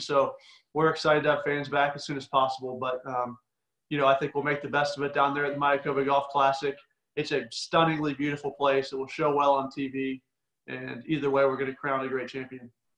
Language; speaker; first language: English; native; English